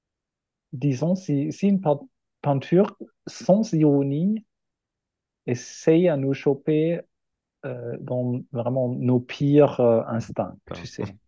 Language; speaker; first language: French; non-native, fluent; German